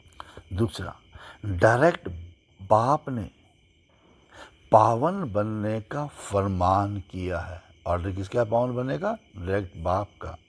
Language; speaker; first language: Hindi; native; Hindi